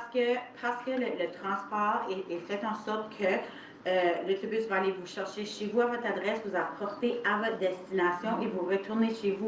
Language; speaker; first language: French; native; French